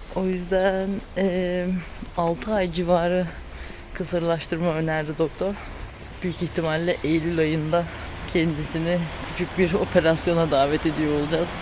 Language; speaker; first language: Turkish; native; Turkish